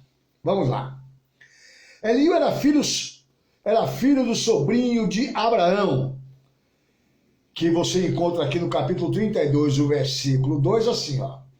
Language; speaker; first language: Portuguese; native; Portuguese